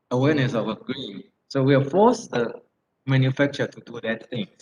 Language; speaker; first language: English; non-native, fluent; Thai